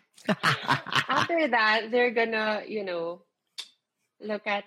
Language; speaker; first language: English; non-native, local second language; Filipino